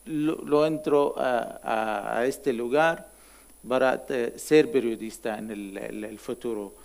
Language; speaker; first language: Spanish; non-native, learner; Arabic